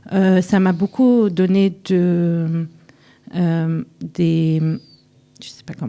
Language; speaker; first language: French; early bilingual, heritage; French